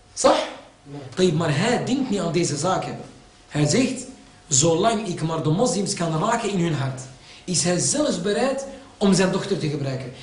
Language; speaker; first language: Dutch; early bilingual, other home language; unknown